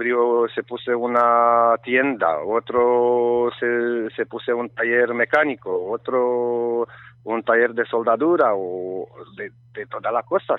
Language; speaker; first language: Spanish; non-native, learner; Romanian